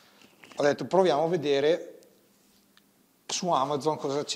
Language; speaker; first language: Italian; native; Italian